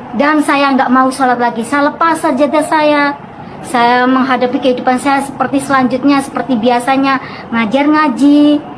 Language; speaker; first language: Indonesian; non-native, local second language; Madurese